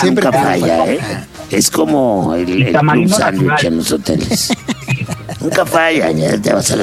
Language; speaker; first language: Spanish; native; Spanish